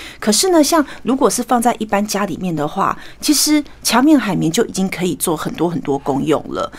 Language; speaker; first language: Chinese; native; Chinese